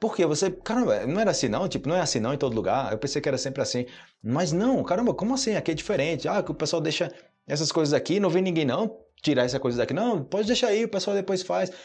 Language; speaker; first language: Portuguese; native; Portuguese